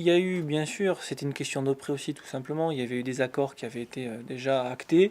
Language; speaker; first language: French; native; French